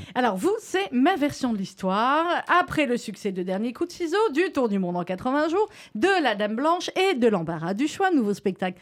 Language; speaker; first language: French; native; French